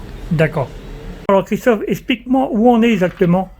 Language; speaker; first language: French; native; French